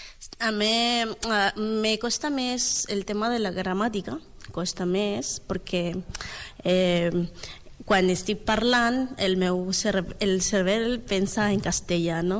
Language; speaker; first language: Catalan; non-native, learner; Spanish